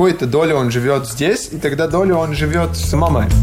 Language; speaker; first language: Russian; non-native, local second language; Latvian